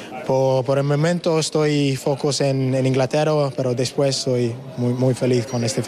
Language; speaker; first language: Spanish; non-native, learner; English